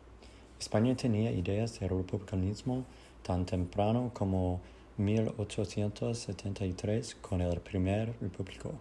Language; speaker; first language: Spanish; non-native, learner; English